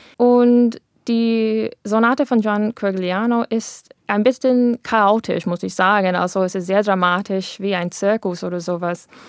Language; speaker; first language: German; non-native, fluent; English